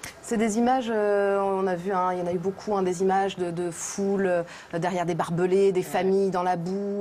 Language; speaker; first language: French; native; French